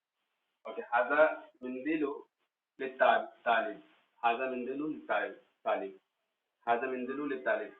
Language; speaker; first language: Arabic; non-native, fluent; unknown